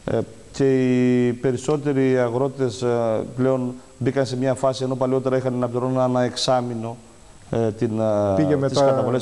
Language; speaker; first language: Greek; native; Greek